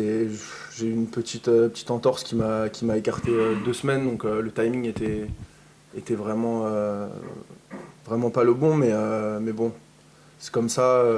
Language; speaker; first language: French; native; French